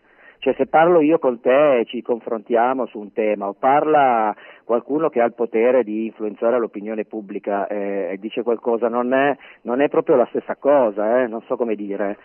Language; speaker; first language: Italian; native; Italian